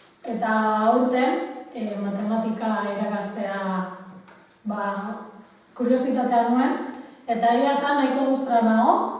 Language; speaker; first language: Basque; non-native, local second language; Spanish